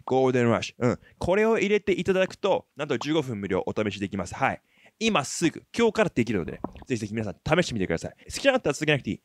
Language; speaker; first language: Japanese; native; Japanese